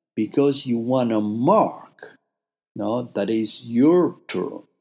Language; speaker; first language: English; non-native, fluent; Italian